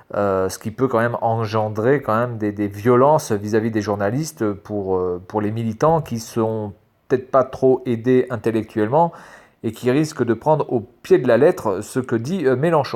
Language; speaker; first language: French; native; French